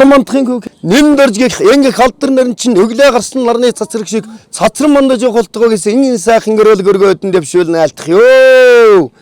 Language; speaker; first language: Mongolian; native; Mongolian